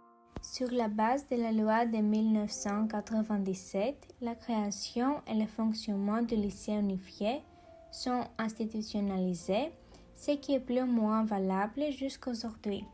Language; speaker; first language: French; non-native, fluent; Greek